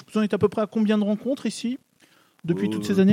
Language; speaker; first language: French; native; French